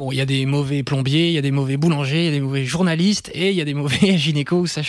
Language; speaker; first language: French; native; French